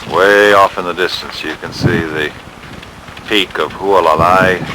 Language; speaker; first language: English; native; English